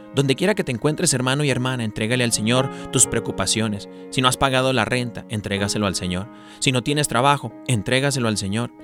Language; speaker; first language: Spanish; early bilingual, heritage; Spanish